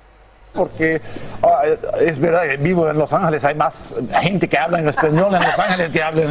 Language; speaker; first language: Spanish; non-native, learner; English